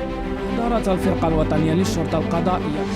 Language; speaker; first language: Arabic; native; Arabic